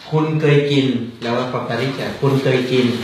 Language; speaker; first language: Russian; non-native, fluent; Thai